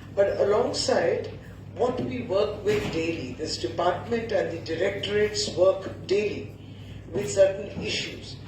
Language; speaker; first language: English; non-native, local second language; Bangla